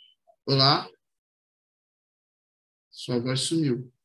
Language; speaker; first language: Portuguese; native; Portuguese